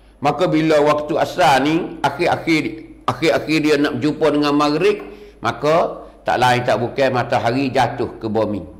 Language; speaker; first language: Malay; native; Malay